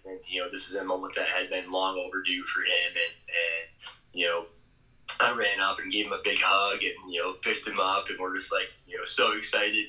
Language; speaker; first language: English; native; English